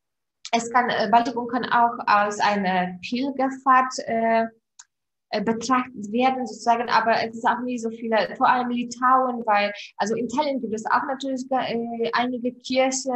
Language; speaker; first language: German; non-native, fluent; Polish